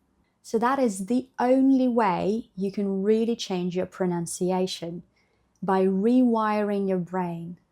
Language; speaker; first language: English; non-native, fluent; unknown